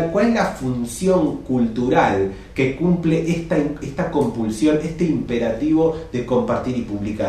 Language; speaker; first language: Spanish; native; Spanish